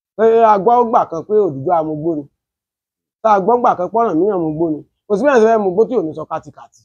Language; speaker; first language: Yoruba; native; Yoruba